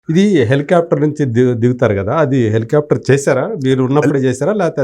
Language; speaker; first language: Telugu; native; Telugu